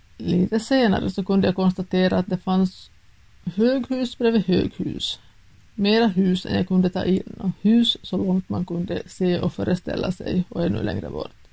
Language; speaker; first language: Swedish; native; Swedish